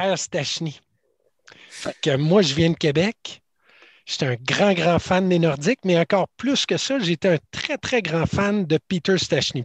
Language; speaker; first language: French; native; French